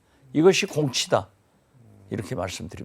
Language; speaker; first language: Korean; native; Korean